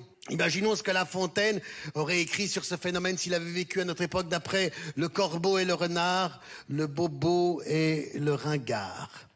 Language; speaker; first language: French; native; French